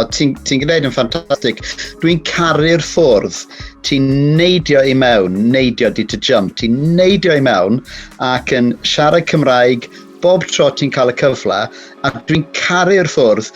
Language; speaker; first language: Welsh; native; Welsh